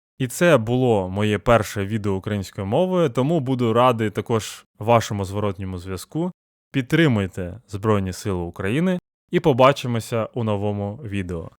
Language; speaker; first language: Ukrainian; non-native, local second language; Russian